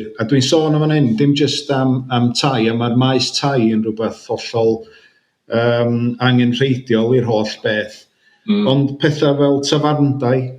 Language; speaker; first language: Welsh; native; Welsh